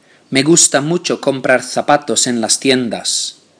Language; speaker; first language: Spanish; non-native, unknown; English